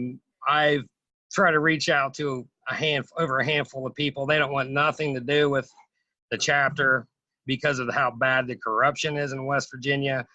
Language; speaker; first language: English; native; English